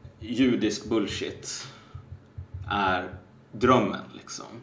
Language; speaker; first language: Swedish; native; Swedish